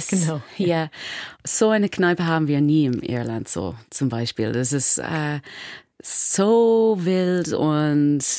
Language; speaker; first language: German; non-native, learner; English